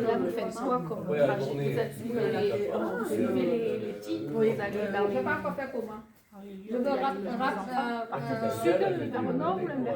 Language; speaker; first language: French; early bilingual, other home language; Vietnamese